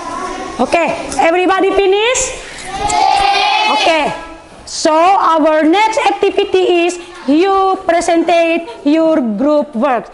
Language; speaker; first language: English; non-native, learner; Indonesian